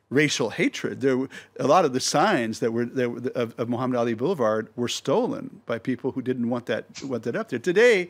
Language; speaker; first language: English; native; English